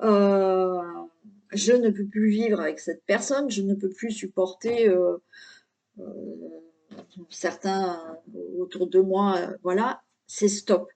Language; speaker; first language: French; native; French